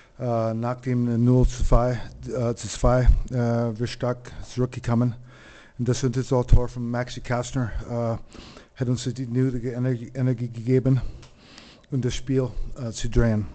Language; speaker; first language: German; non-native, learner; English